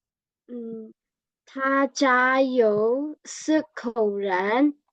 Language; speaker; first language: Chinese; non-native, learner; Burmese